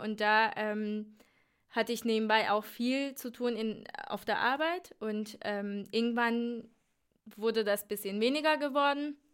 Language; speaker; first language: German; non-native, fluent; Turkish